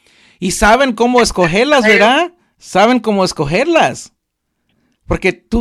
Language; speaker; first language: Spanish; early bilingual, heritage; Spanish